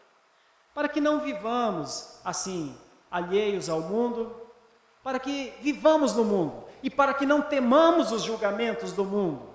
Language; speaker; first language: Portuguese; native; Portuguese